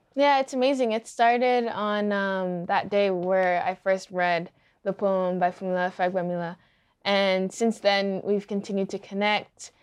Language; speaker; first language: English; early bilingual, other home language; Yoruba